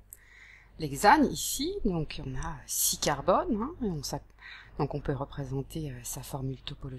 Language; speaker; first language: French; native; French